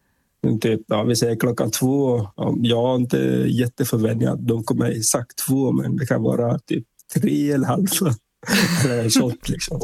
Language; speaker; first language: Swedish; non-native, fluent; Vietnamese